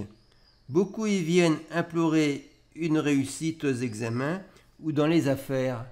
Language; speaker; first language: French; native; French